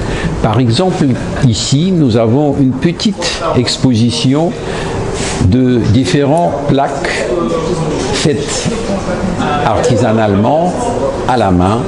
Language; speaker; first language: French; non-native, fluent; Russian